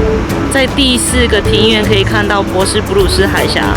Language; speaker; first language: Chinese; native; Chinese